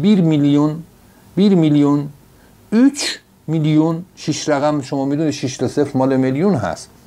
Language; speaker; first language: Persian; non-native, local second language; Azerbaijani